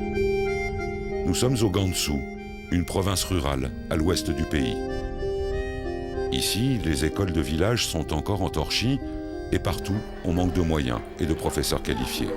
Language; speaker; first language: French; native; French